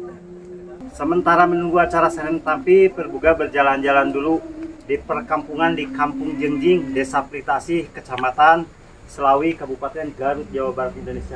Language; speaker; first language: Indonesian; non-native, local second language; Sundanese